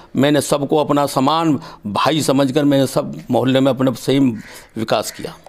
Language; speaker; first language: Hindi; native; Hindi